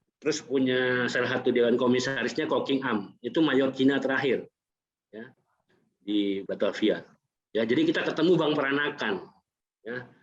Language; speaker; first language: Indonesian; native; Indonesian